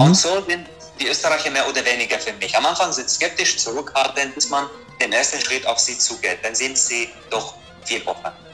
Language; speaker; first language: German; non-native, fluent; Arabic